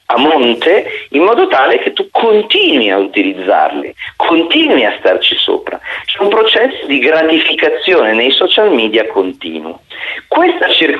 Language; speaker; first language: Italian; native; Italian